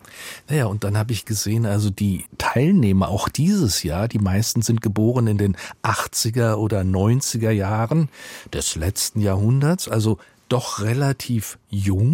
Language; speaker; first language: German; native; German